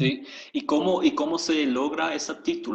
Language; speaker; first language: Spanish; non-native, fluent; German